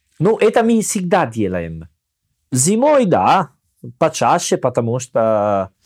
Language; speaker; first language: Russian; non-native, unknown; Italian